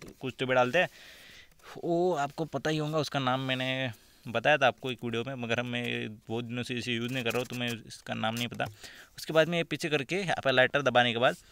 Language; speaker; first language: Hindi; non-native, local second language; Marathi